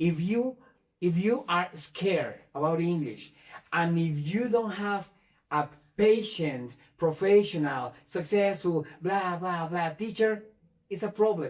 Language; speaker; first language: English; non-native, fluent; Spanish